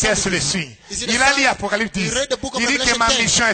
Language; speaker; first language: French; non-native, local second language; Lingala